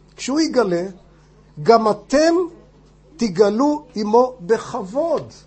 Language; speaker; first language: Hebrew; non-native, fluent; English